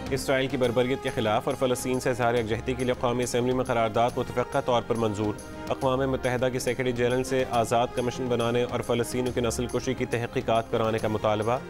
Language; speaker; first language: Urdu; native; Urdu